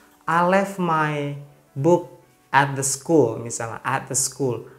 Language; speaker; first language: English; non-native, fluent; Indonesian